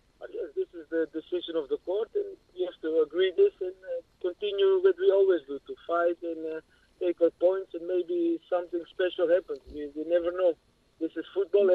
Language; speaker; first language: English; non-native, learner; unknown